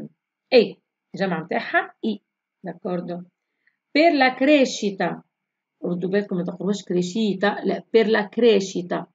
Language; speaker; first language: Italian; non-native, fluent; Arabic